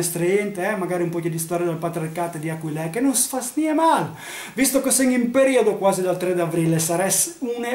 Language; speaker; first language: Italian; non-native, local second language; Friulian